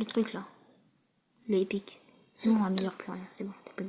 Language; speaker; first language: French; native; French